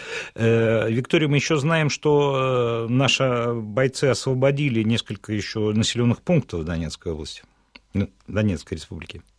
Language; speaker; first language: Russian; native; Russian